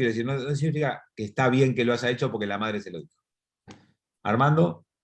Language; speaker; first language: Spanish; native; Spanish